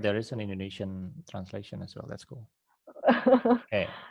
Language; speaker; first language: English; non-native, fluent; Indonesian